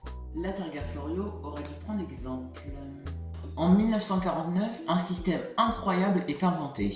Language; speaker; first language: French; native; French